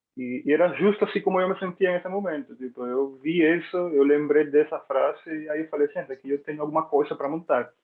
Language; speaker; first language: Portuguese; non-native, fluent; Spanish